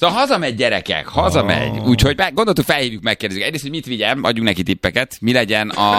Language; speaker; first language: Hungarian; native; Hungarian